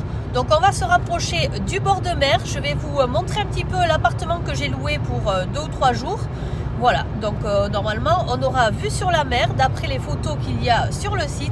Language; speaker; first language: French; native; French